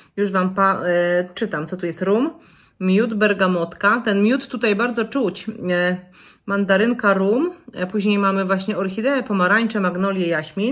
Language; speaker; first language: Polish; native; Polish